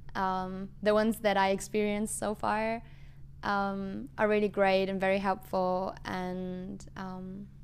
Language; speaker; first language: English; non-native, fluent; German